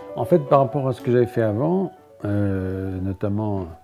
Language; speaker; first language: French; native; French